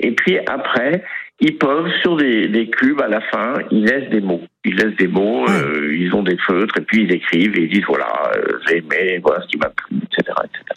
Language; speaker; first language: French; native; French